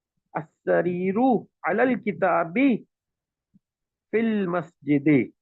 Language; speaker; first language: Arabic; non-native, fluent; Urdu